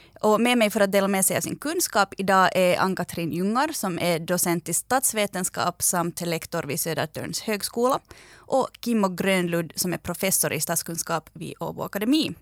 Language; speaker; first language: Swedish; native; Swedish